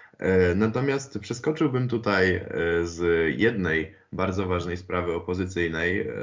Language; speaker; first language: Polish; native; Polish